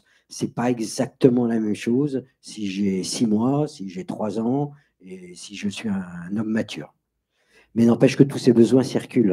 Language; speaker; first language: French; native; French